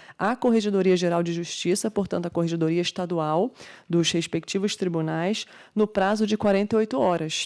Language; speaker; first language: Portuguese; native; Portuguese